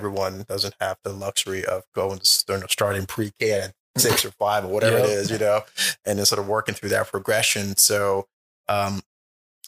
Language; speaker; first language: English; native; English